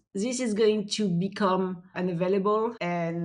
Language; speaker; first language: English; non-native, fluent; French